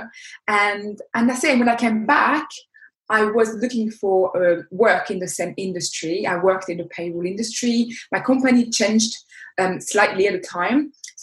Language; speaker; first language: English; non-native, fluent; French